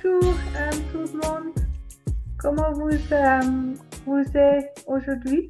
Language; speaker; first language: French; non-native, learner; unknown